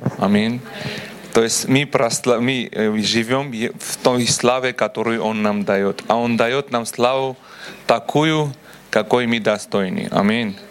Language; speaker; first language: Russian; non-native, local second language; Armenian